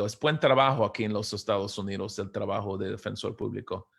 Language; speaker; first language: Spanish; non-native, fluent; English